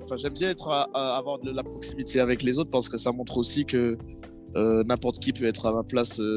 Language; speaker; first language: French; native; French